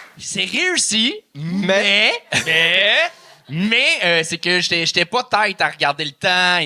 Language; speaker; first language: French; native; French